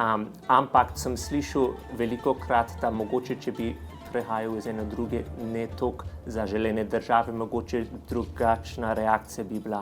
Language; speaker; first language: Slovenian; non-native, learner; English